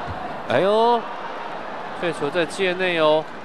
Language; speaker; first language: Chinese; native; Chinese